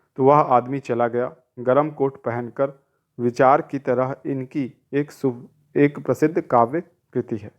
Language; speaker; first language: Hindi; native; Hindi